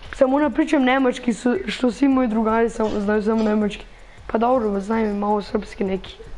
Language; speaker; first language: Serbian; early bilingual, heritage; Serbian